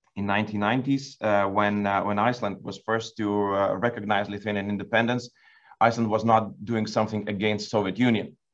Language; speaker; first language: English; non-native, fluent; Lithuanian